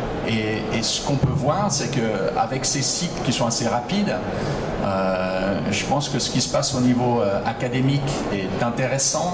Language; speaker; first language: French; native; French